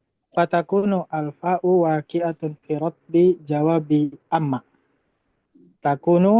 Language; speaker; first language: Arabic; non-native, learner; Indonesian